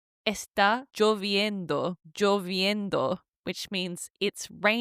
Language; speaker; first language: Spanish; non-native, learner; English